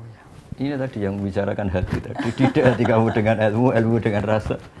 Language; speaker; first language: Indonesian; native; Indonesian